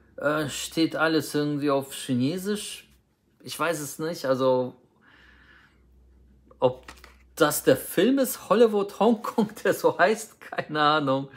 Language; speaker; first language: German; native; German